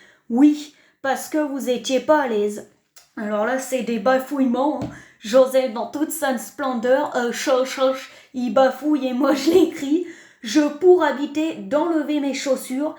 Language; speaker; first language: French; native; French